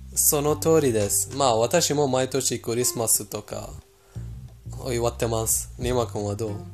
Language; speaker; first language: Japanese; non-native, fluent; Persian